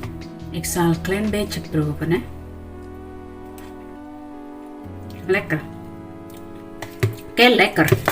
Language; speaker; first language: Dutch; non-native, learner; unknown